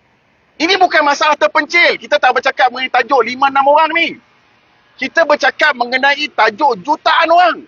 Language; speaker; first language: Malay; native; Malay